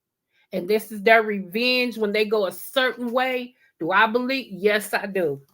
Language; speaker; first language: English; native; English